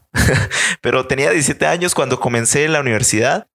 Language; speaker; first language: Spanish; native; Spanish